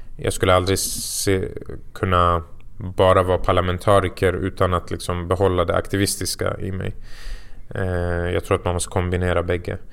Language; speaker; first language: Swedish; early bilingual, other home language; Persian